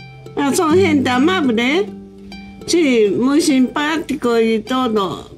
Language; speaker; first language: Spanish; non-native, learner; Japanese